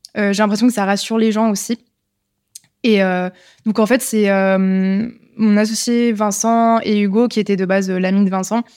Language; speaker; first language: French; native; French